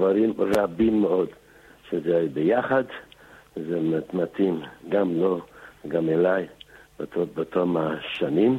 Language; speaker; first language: Hebrew; non-native, fluent; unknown